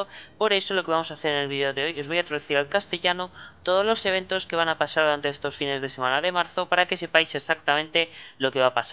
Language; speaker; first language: Spanish; native; Spanish